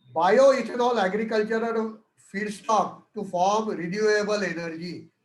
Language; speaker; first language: English; non-native, local second language; Marathi